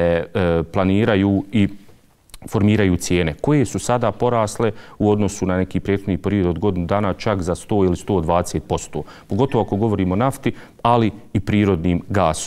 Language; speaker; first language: Serbian; native; Serbian